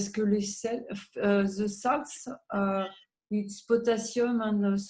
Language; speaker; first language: English; non-native, learner; French